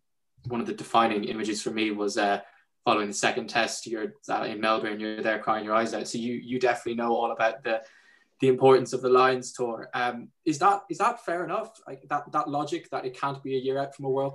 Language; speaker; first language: English; native; English